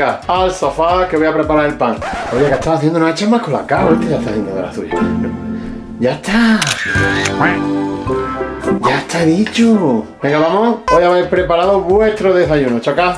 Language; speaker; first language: Spanish; native; Spanish